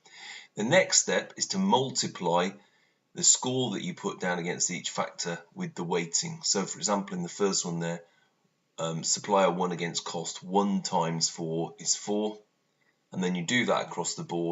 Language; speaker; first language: English; native; English